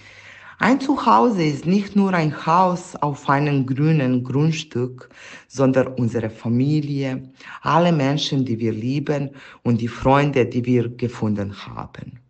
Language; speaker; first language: German; non-native, fluent; Serbian